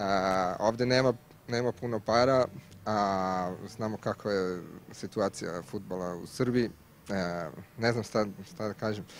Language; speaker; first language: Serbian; non-native, learner; Italian